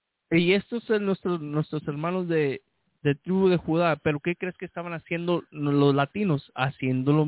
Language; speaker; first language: Spanish; early bilingual, heritage; Spanish